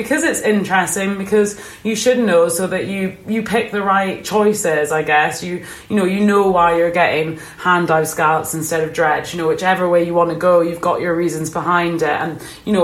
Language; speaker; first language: English; native; English